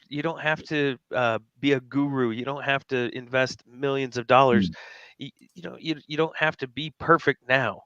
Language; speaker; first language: English; native; English